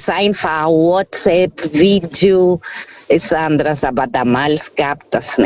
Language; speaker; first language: German; non-native, fluent; Portuguese